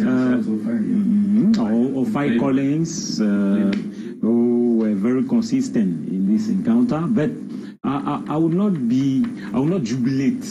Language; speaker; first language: English; non-native, local second language; French